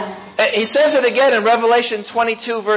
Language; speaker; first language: English; native; English